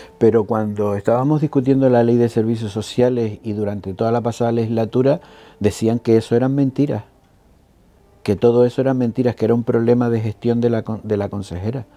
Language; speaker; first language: Spanish; native; Spanish